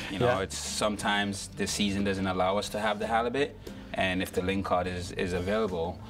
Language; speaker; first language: English; native; English